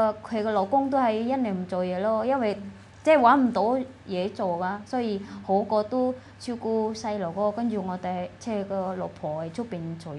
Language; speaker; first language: Cantonese; non-native, fluent; Indonesian